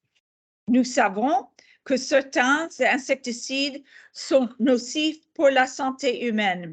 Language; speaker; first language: French; non-native, fluent; English